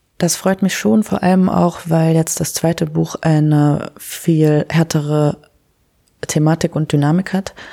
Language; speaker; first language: German; early bilingual, other home language; Kurdish